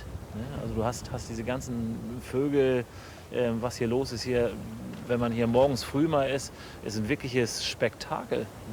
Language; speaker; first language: German; native; German